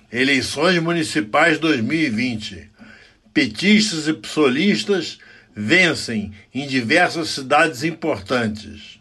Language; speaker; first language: Portuguese; native; Portuguese